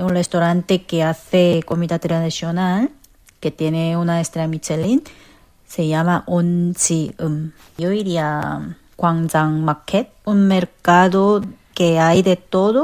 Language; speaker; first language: Spanish; non-native, fluent; Korean